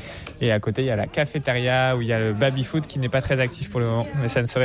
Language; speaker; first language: French; native; French